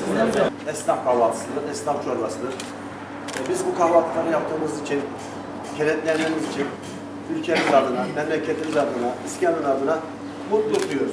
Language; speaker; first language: Turkish; native; Turkish